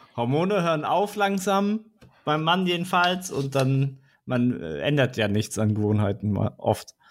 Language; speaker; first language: German; native; German